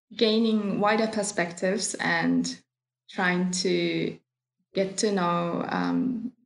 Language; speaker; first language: English; non-native, fluent; Japanese